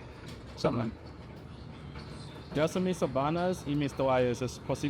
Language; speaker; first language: Spanish; non-native, learner; English